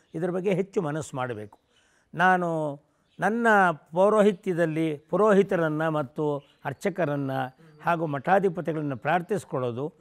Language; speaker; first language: Kannada; non-native, local second language; Tamil